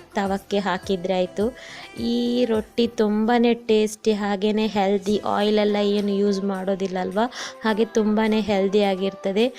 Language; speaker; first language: Kannada; non-native, local second language; Tulu